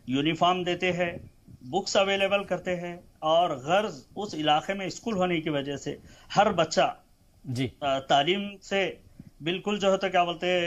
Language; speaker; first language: Hindi; non-native, local second language; Urdu